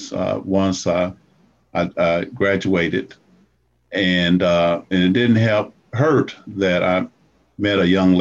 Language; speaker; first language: English; native; English